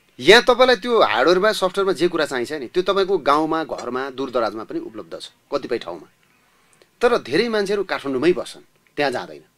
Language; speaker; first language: Nepali; native; Nepali